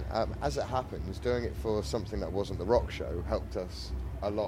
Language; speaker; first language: English; native; English